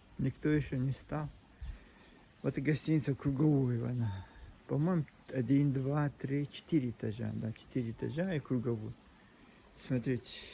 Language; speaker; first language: Russian; non-native, local second language; Chechen